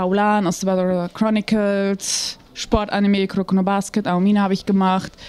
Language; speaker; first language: German; native; German